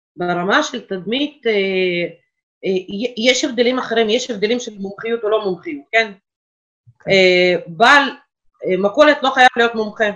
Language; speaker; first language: Hebrew; non-native, fluent; Russian